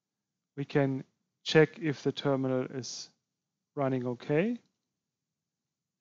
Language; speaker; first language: English; non-native, fluent; German